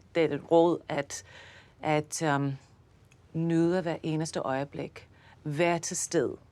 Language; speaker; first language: Danish; non-native, fluent; English